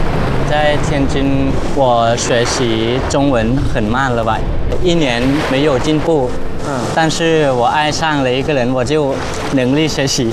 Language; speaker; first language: Chinese; non-native, learner; Thai